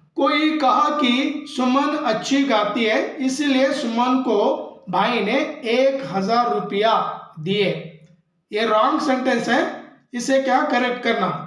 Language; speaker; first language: Hindi; non-native, local second language; Kannada